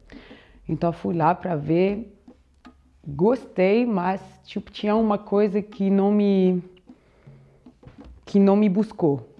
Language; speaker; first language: Portuguese; non-native, fluent; French